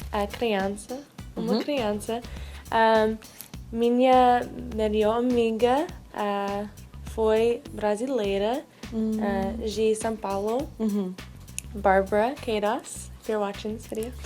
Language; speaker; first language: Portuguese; non-native, learner; English